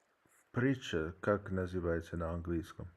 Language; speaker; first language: Russian; non-native, learner; English